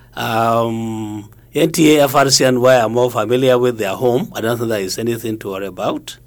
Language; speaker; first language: English; non-native, local second language; Hausa